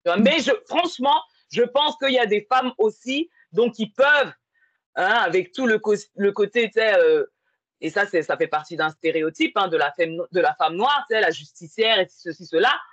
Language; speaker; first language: French; native; French